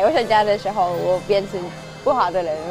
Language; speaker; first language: Chinese; non-native, learner; English